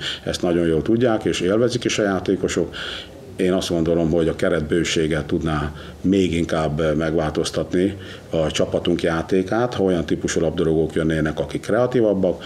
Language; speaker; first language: Hungarian; native; Hungarian